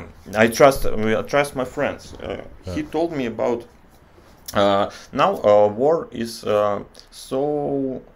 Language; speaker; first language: English; non-native, learner; Russian